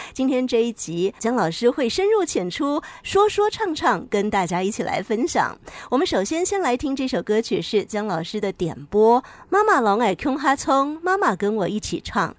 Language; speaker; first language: Chinese; native; Chinese